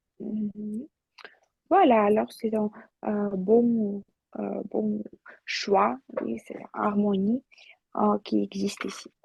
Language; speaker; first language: French; non-native, fluent; Russian